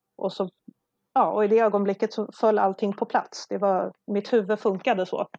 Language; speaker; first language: Swedish; non-native, local second language; Polish